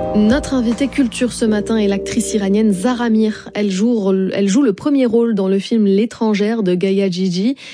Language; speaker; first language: French; native; French